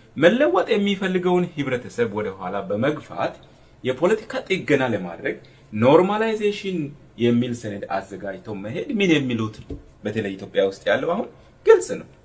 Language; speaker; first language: Amharic; non-native, local second language; Sidamo